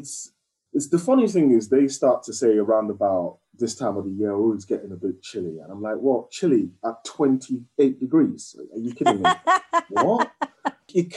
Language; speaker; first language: English; native; English